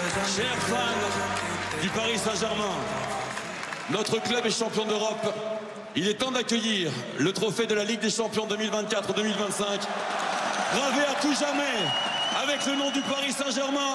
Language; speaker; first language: French; native; French